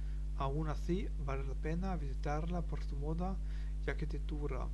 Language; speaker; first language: Spanish; non-native, learner; German